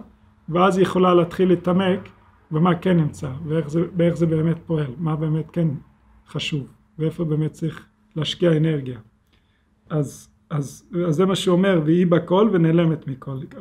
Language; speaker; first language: Hebrew; non-native, fluent; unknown